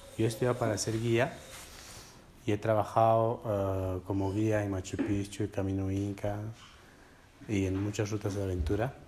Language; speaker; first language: Spanish; non-native, local second language; Quechua